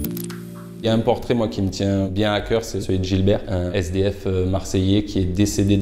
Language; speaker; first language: French; native; French